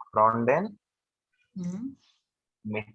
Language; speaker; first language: German; non-native, learner; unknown